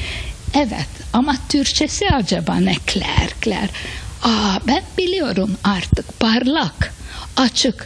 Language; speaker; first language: Turkish; early bilingual, other home language; Hungarian